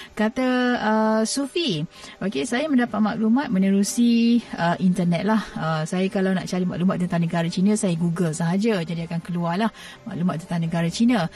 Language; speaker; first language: Malay; native; Malay